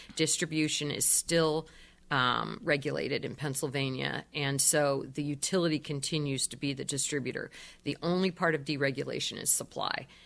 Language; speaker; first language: English; native; English